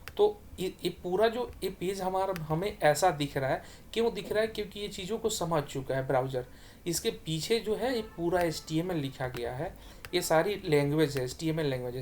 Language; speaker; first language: Hindi; native; Hindi